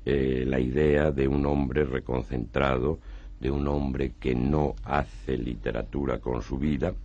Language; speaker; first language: Spanish; native; Spanish